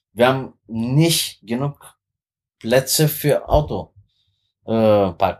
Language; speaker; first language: German; non-native, fluent; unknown